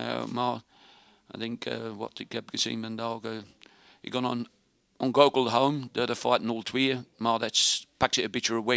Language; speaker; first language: Dutch; non-native, learner; English